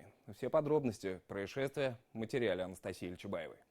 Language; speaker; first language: Russian; native; Russian